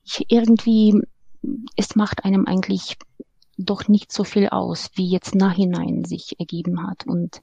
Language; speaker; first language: German; non-native, fluent; Ukrainian